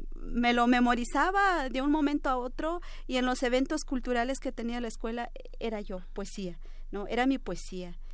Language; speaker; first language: Spanish; non-native, local second language; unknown